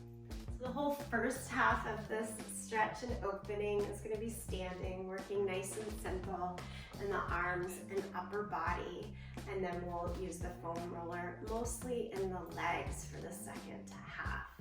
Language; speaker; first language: English; native; English